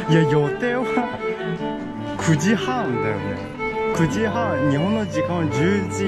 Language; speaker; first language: Japanese; non-native, fluent; Chinese